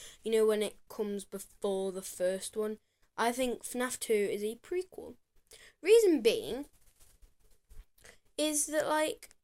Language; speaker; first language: English; native; English